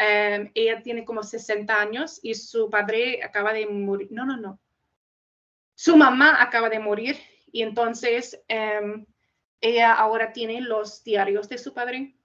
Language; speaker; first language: Spanish; non-native, fluent; English